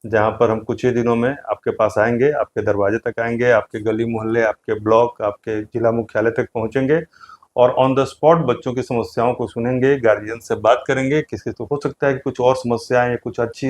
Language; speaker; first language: Hindi; native; Hindi